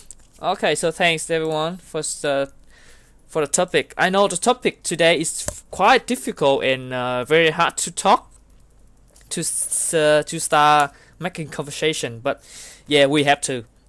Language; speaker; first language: English; non-native, learner; Vietnamese